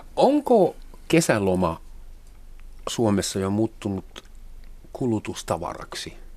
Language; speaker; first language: Finnish; non-native, fluent; German